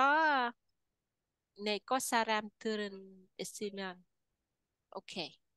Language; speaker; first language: Korean; non-native, learner; Vietnamese